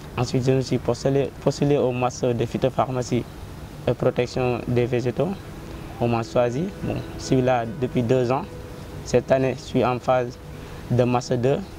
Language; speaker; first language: French; non-native, local second language; Wolof